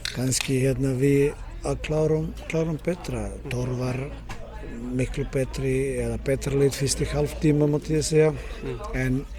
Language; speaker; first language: Icelandic; non-native, learner; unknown